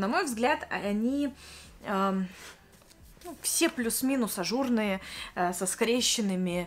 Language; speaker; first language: Russian; native; Russian